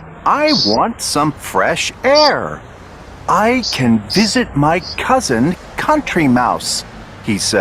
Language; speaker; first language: English; non-native, learner; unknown